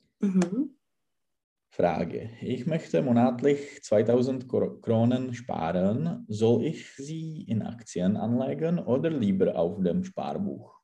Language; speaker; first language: German; non-native, learner; Czech